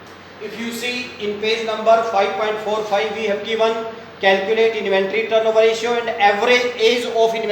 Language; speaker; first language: English; non-native, local second language; Hindi